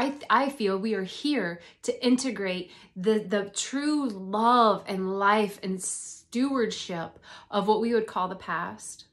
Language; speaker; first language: English; native; English